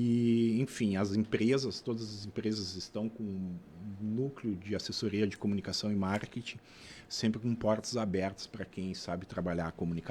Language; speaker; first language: Portuguese; native; Portuguese